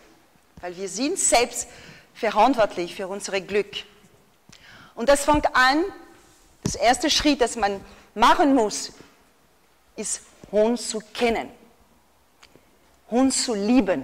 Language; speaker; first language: German; non-native, fluent; French